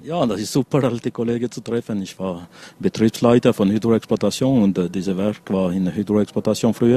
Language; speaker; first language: German; non-native, local second language; French